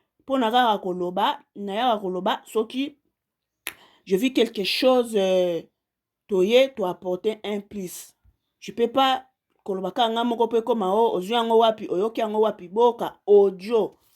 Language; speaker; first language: Lingala; native; Lingala